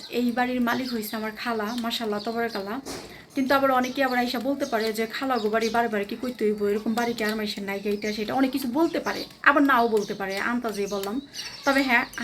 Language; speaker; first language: Bangla; early bilingual, heritage; Bangla